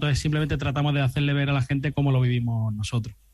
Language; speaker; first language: Spanish; native; Spanish